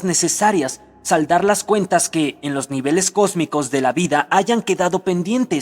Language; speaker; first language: Spanish; native; Spanish